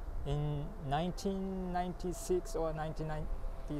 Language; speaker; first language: English; non-native, learner; Japanese